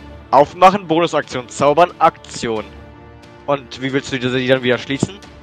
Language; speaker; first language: German; native; German